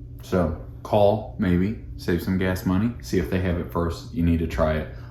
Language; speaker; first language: English; native; English